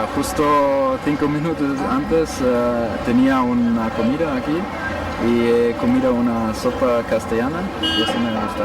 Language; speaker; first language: Spanish; non-native, fluent; German